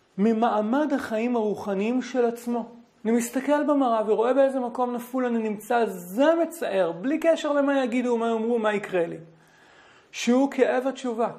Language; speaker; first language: Hebrew; native; Hebrew